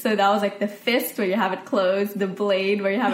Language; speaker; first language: English; non-native, local second language; Filipino